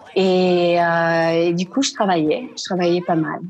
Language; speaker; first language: French; native; French